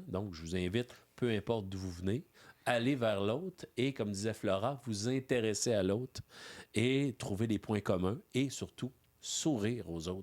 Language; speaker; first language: French; native; French